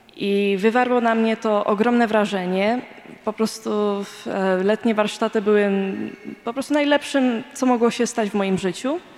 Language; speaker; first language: Polish; early bilingual, heritage; Polish